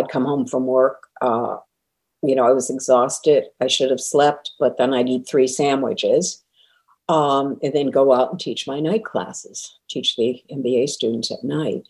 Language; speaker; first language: English; native; English